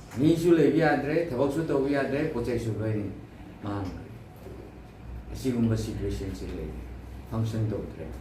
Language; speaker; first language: Manipuri; non-native, local second language; Rongmei Naga